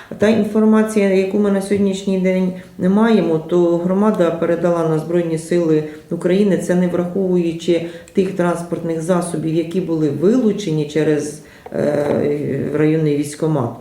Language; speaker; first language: Ukrainian; native; Ukrainian